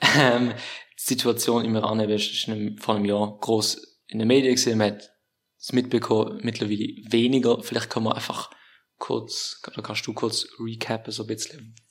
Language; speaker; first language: German; native; German